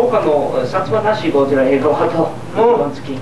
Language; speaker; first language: Japanese; non-native, learner; English